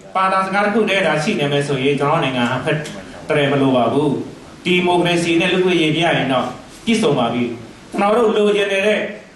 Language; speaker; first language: Burmese; non-native, local second language; Mon